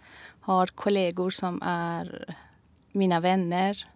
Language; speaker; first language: Swedish; non-native, fluent; Persian